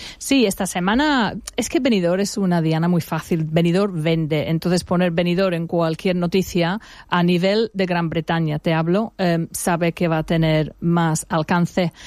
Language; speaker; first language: Spanish; non-native, fluent; English